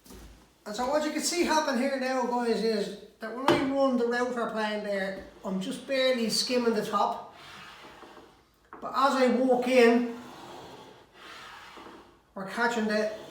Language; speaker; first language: English; native; English